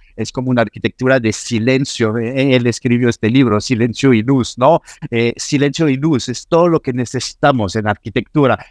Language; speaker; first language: Spanish; non-native, fluent; French